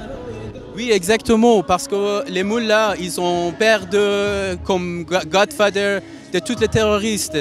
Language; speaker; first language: French; non-native, learner; Persian